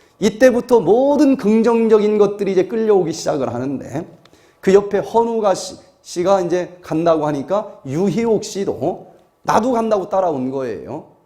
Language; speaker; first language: Korean; native; Korean